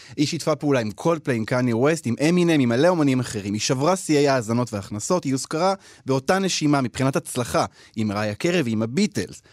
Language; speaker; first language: Hebrew; native; Hebrew